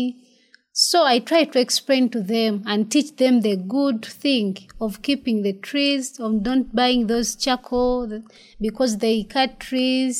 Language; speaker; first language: English; non-native, local second language; Ganda